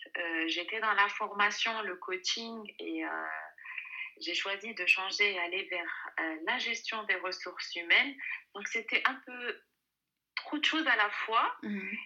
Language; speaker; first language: French; non-native, local second language; Arabic